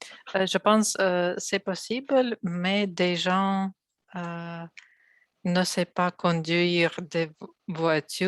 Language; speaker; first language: French; non-native, learner; Russian